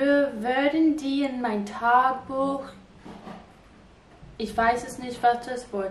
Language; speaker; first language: German; non-native, learner; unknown